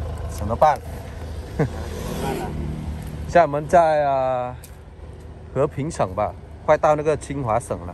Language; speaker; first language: Chinese; non-native, fluent; Vietnamese